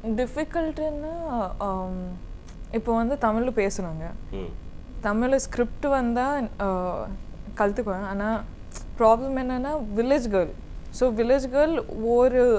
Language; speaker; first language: Tamil; non-native, learner; Kannada